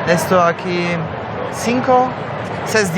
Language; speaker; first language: Spanish; non-native, learner; Polish